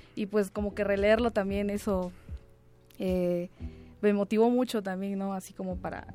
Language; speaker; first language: Spanish; native; Spanish